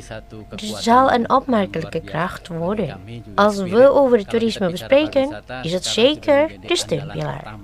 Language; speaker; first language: Dutch; non-native, fluent; Indonesian